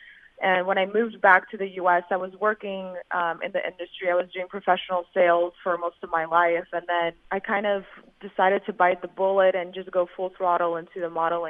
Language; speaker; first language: English; native; English